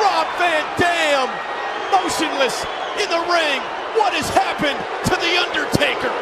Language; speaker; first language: English; native; English